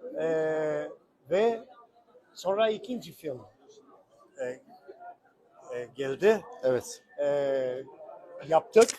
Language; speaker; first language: Turkish; non-native, learner; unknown